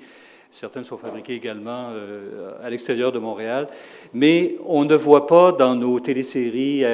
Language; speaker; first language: French; native; French